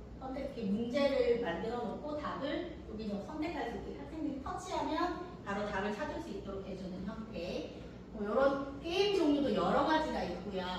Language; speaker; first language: Korean; native; Korean